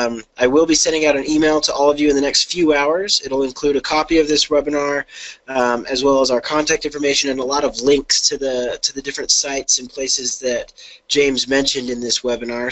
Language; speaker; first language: English; native; English